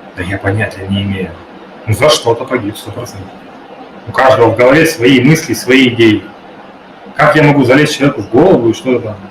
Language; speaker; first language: Russian; native; Russian